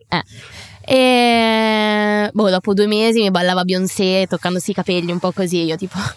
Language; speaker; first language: Italian; native; Italian